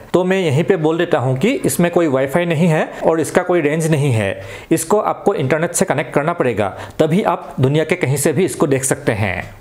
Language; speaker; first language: Hindi; non-native, local second language; Assamese